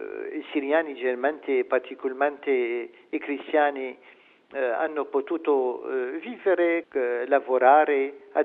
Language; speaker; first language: Italian; non-native, fluent; Arabic